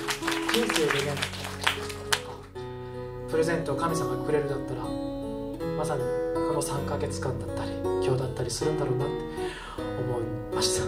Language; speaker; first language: Japanese; native; Japanese